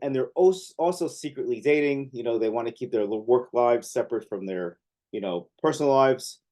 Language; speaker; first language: English; native; English